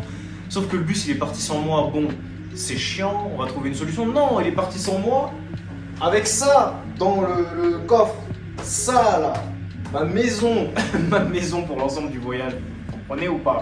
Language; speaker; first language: French; native; French